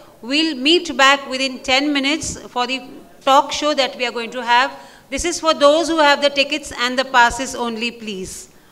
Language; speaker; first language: English; non-native, local second language; Marathi